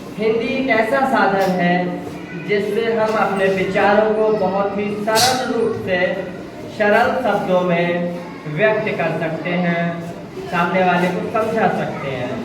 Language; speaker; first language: Hindi; native; Hindi